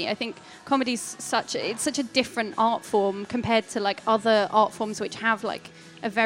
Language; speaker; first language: English; native; English